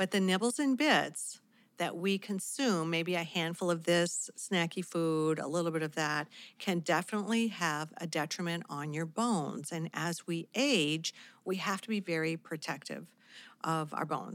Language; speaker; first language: English; native; English